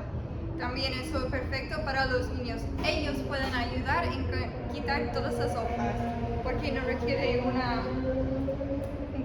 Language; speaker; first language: Spanish; early bilingual, heritage; Spanish